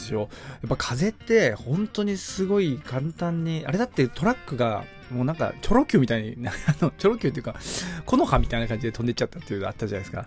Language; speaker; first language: Japanese; native; Japanese